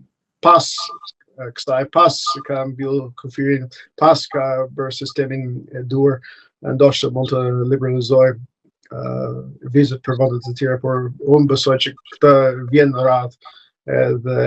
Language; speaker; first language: Albanian; non-native, fluent; English